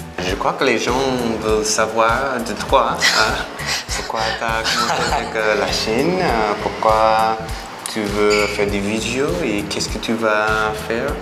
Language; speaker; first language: French; non-native, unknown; English